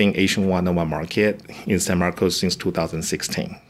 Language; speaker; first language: English; non-native, fluent; Chinese